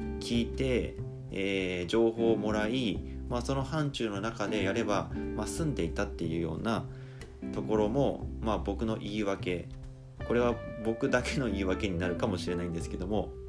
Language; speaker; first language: Japanese; native; Japanese